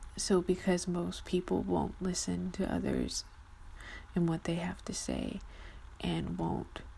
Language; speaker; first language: English; early bilingual, other home language; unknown